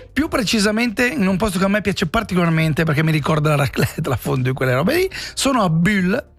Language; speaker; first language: Italian; native; Italian